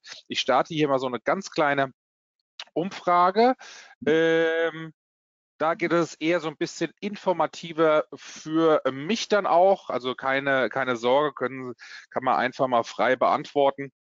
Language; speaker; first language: German; native; German